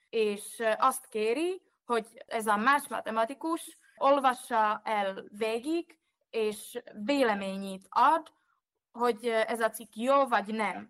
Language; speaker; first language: Hungarian; non-native, fluent; Czech